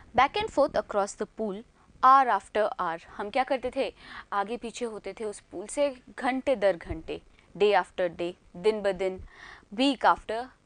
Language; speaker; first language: Hindi; native; Hindi